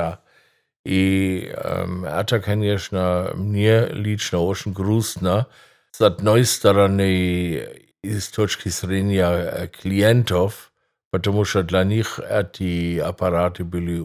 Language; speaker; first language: Russian; non-native, fluent; German